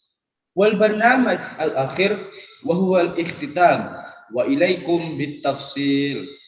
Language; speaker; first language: Arabic; non-native, learner; Indonesian